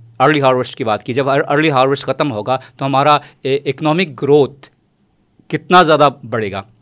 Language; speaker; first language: Urdu; non-native, local second language; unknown